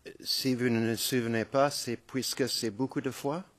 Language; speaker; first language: French; non-native, fluent; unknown